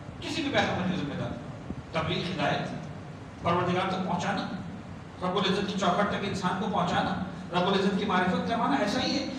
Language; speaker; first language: Urdu; native; Urdu